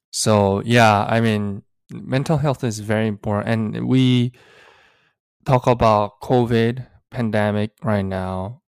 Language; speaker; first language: English; early bilingual, other home language; Korean